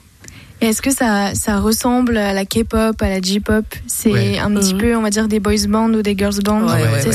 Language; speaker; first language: French; native; French